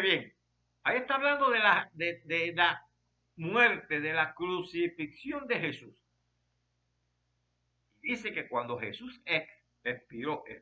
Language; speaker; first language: Spanish; native; Spanish